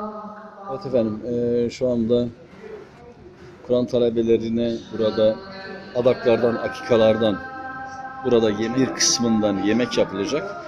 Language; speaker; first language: Turkish; native; Turkish